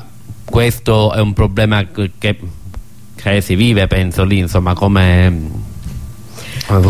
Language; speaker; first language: Italian; native; Italian